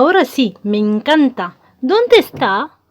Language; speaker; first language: Spanish; non-native, learner; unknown